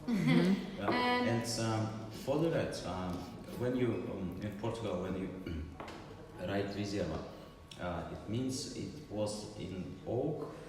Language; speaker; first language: English; non-native, learner; Russian